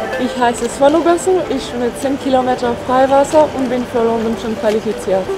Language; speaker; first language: German; non-native, local second language; French